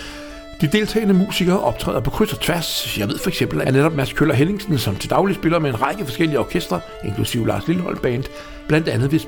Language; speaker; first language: Danish; native; Danish